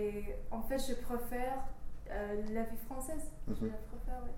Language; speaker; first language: French; non-native, fluent; English